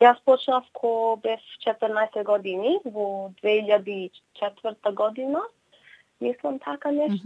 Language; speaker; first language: Macedonian; early bilingual, heritage; Macedonian